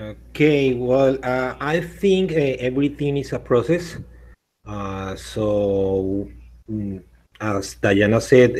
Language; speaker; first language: English; non-native, learner; Spanish